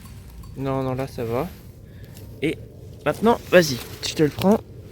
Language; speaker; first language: French; native; French